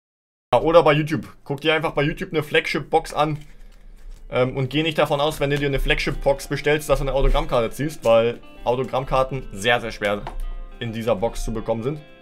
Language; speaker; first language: German; native; German